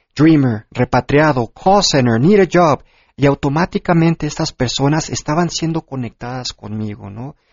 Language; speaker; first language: Spanish; early bilingual, heritage; Spanish